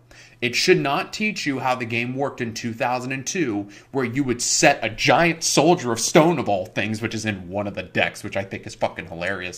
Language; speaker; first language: English; native; English